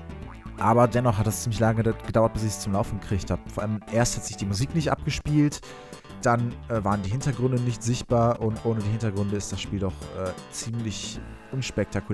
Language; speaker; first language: German; native; German